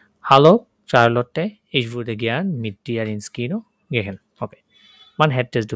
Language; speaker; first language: German; non-native, fluent; Bangla